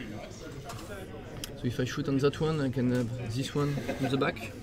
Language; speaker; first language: English; non-native, learner; French